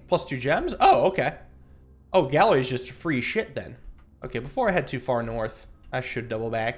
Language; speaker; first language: English; native; English